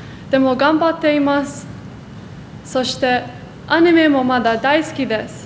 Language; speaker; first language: Japanese; non-native, learner; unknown